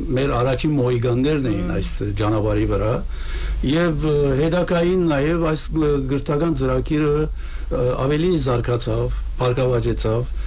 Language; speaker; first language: Armenian; native; Armenian